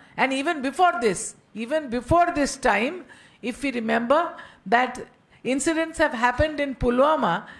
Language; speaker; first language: English; non-native, local second language; Bangla